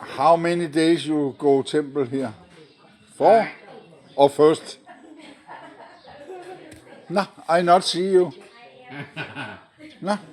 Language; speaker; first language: English; non-native, learner; Danish